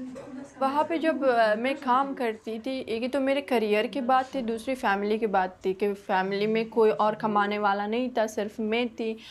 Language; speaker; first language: Hindi; non-native, fluent; Persian